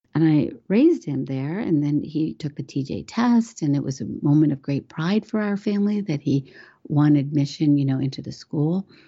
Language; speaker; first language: English; early bilingual, other home language; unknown